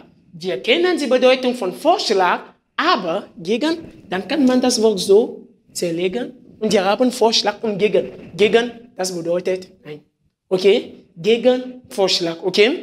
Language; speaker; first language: German; non-native, fluent; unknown